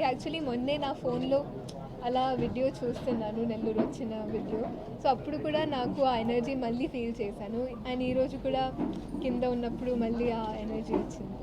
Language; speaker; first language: Telugu; non-native, fluent; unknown